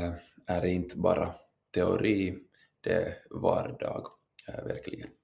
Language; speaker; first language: Swedish; non-native, local second language; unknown